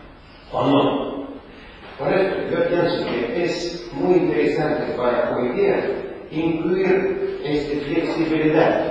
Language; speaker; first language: Spanish; non-native, learner; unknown